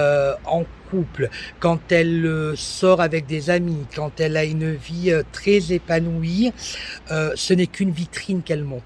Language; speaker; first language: French; native; French